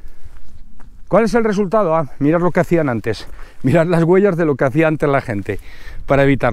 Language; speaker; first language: Spanish; native; Spanish